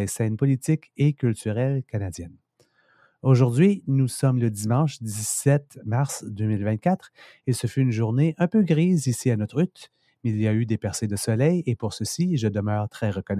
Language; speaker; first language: French; native; French